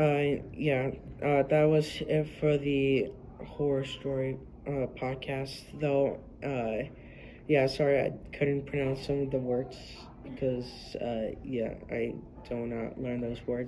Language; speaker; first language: English; native; English